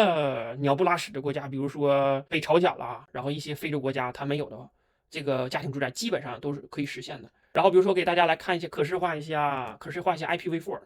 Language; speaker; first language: Chinese; native; Chinese